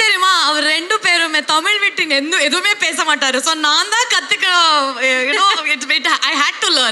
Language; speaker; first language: Tamil; non-native, local second language; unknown